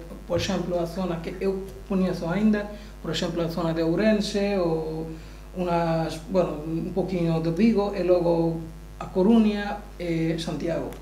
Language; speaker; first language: Galician; non-native, learner; Bangla